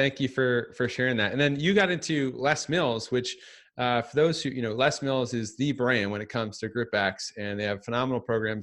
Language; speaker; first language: English; native; English